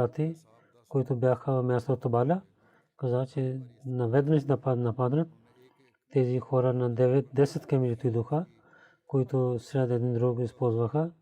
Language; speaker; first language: Bulgarian; non-native, learner; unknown